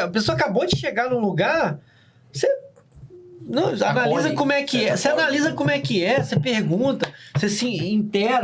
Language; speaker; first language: Portuguese; native; Portuguese